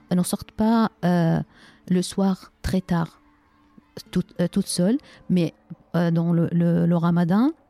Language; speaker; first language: French; non-native, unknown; Arabic